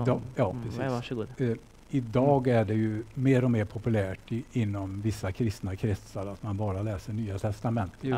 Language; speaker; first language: Swedish; native; Swedish